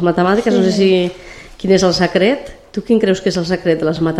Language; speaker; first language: Catalan; native; Catalan